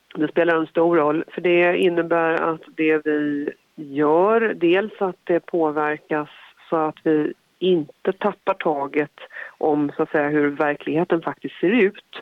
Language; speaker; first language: Swedish; native; Swedish